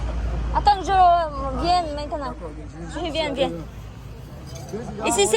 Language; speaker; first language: French; non-native, learner; Kazakh